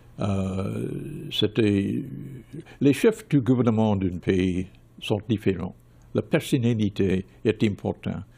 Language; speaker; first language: French; non-native, fluent; English